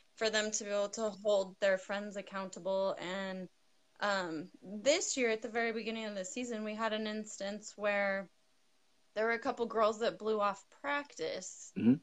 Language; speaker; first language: English; native; English